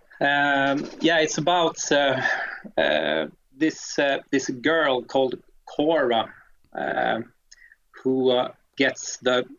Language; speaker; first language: English; non-native, fluent; Swedish